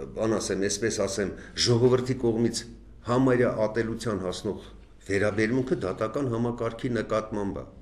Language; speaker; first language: Armenian; native; Armenian